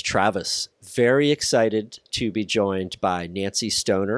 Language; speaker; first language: English; native; English